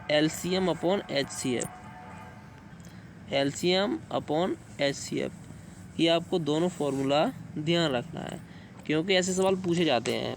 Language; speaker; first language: Hindi; native; Hindi